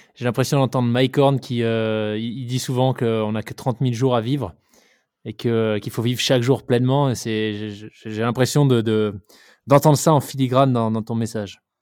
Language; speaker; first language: French; native; French